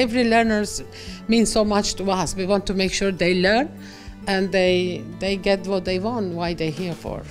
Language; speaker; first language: English; non-native, fluent; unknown